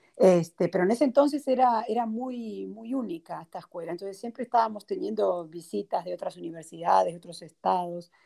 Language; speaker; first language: Spanish; native; Spanish